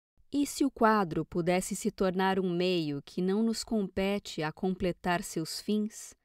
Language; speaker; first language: Portuguese; native; Portuguese